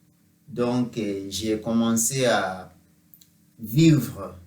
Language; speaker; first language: French; non-native, fluent; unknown